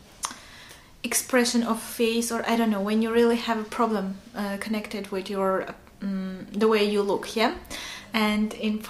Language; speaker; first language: English; non-native, fluent; Armenian